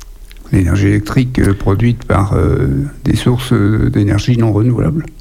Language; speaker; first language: French; native; French